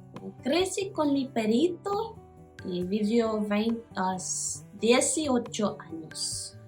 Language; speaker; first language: Spanish; non-native, learner; Māori